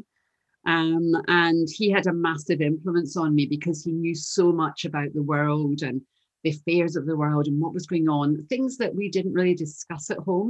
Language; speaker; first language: English; native; English